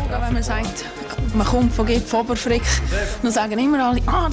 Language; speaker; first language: German; native; German